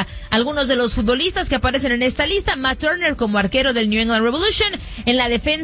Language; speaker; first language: Spanish; native; Spanish